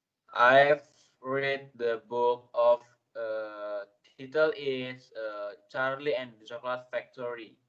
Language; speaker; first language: English; non-native, learner; Indonesian